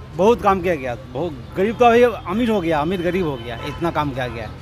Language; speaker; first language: Hindi; non-native, local second language; Bangla